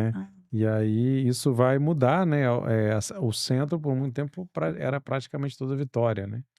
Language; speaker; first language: Portuguese; native; Portuguese